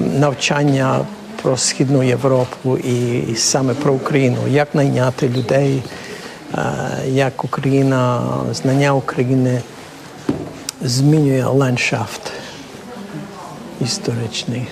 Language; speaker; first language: Ukrainian; early bilingual, heritage; Ukrainian